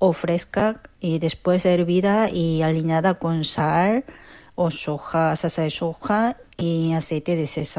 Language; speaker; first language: Spanish; non-native, fluent; Korean